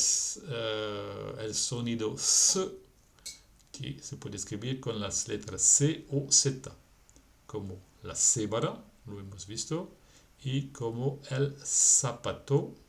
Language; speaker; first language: Spanish; non-native, fluent; French